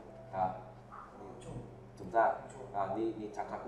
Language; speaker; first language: Chinese; non-native, fluent; Vietnamese